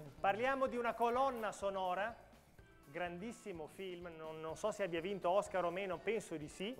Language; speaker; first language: Italian; native; Italian